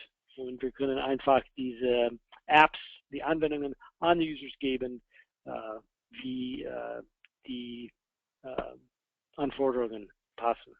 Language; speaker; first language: German; non-native, fluent; English